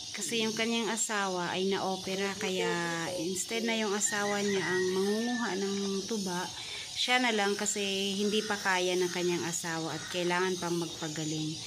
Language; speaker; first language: Filipino; non-native, local second language; Cebuano